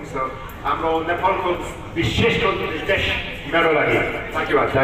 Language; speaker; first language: Nepali; non-native, learner; English